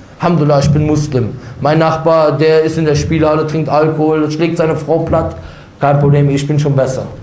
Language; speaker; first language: German; native; German